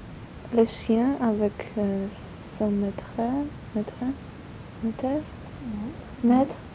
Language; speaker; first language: French; non-native, learner; Polish